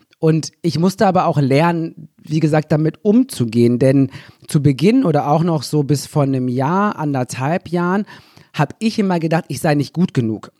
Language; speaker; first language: German; native; German